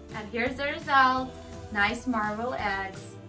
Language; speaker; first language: English; non-native, fluent; Russian